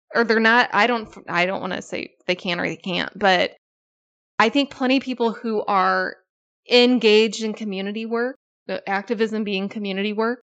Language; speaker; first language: English; native; English